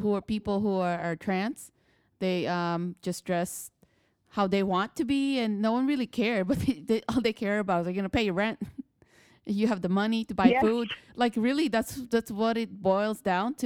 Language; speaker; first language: English; non-native, local second language; Filipino